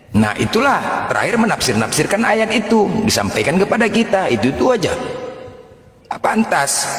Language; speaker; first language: Indonesian; native; Indonesian